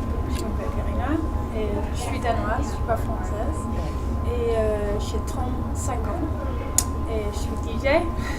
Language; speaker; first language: French; non-native, learner; Danish